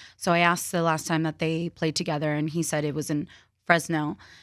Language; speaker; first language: English; early bilingual, other home language; Spanish